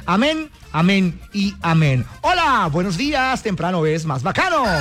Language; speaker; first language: Spanish; native; Spanish